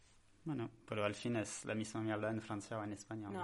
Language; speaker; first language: Spanish; non-native, learner; French